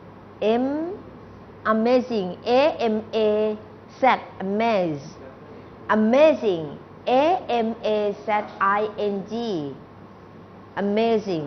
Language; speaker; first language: English; non-native, learner; Thai